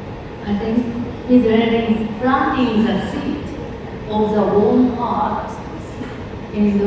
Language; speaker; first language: English; non-native, learner; Japanese